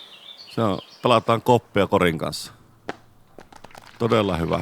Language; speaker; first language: Finnish; native; Finnish